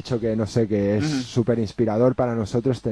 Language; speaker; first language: Spanish; native; Spanish